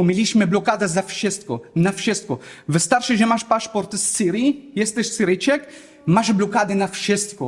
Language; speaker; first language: Polish; non-native, learner; Arabic